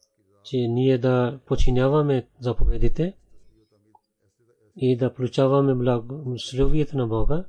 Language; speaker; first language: Bulgarian; non-native, learner; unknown